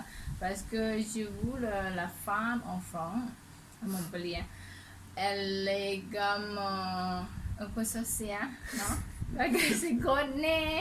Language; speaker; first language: French; non-native, learner; Thai